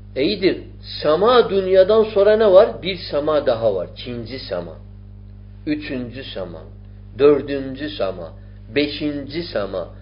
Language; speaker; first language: Turkish; non-native, fluent; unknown